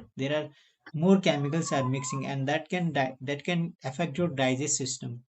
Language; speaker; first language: English; non-native, learner; Nepali